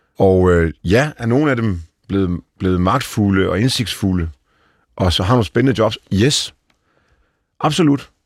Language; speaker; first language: Danish; early bilingual, other home language; Polish